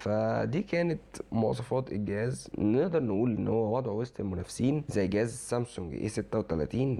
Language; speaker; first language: Arabic; native; Arabic